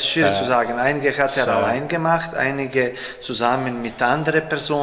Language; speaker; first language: German; non-native, learner; Serbian